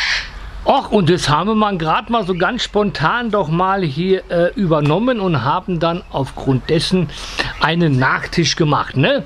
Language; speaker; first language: German; native; German